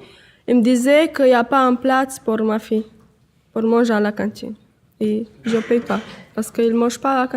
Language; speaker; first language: French; non-native, learner; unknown